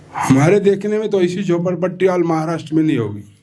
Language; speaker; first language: Hindi; non-native, local second language; Marathi